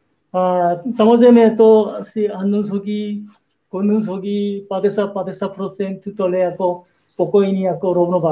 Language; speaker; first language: Czech; non-native, learner; Korean